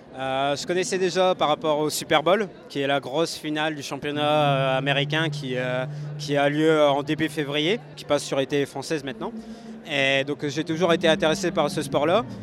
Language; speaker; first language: French; native; French